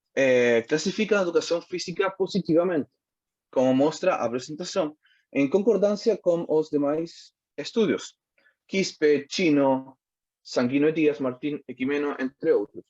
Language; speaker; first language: Portuguese; non-native, learner; Spanish